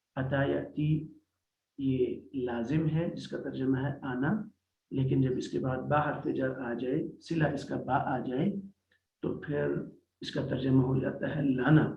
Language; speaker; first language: Urdu; native; Urdu